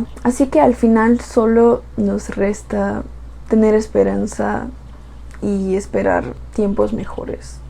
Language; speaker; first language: Spanish; non-native, fluent; Portuguese